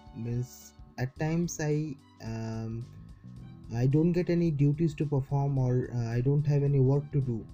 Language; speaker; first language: English; non-native, local second language; Bangla